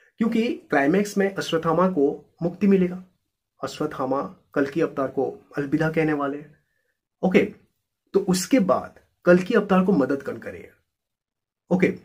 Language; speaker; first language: Hindi; native; Hindi